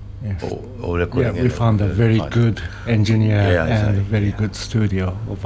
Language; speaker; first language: English; non-native, learner; Japanese